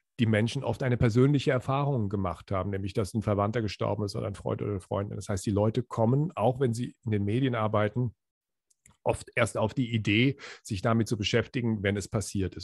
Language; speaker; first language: German; native; German